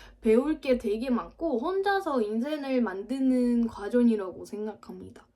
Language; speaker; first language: Korean; non-native, fluent; Ukrainian